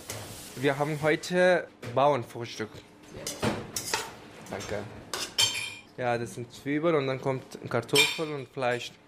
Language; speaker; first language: German; non-native, learner; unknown